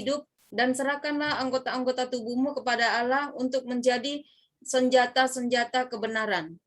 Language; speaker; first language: Indonesian; native; Indonesian